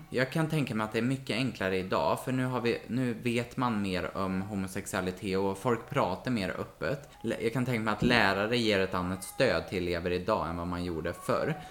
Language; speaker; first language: Swedish; native; Swedish